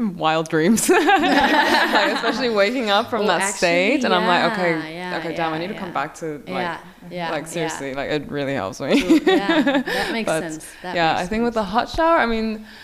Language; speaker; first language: English; non-native, local second language; Korean